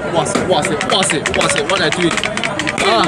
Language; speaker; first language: English; non-native, learner; Chinese